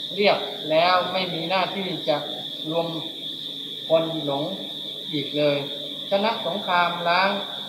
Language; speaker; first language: Thai; native; Thai